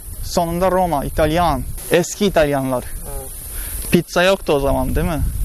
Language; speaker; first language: Turkish; non-native, fluent; Japanese